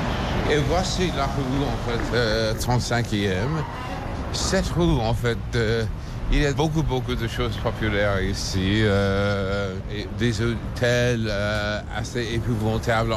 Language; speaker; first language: French; non-native, fluent; English